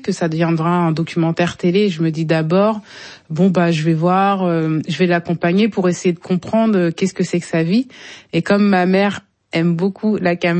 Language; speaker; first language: French; native; French